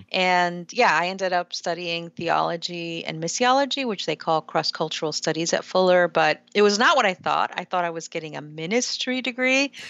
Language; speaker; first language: English; early bilingual, other home language; Spanish